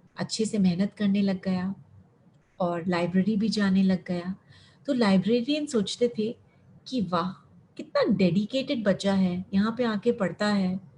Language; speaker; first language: Hindi; early bilingual, heritage; Hindi